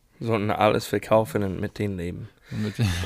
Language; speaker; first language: German; non-native, learner; English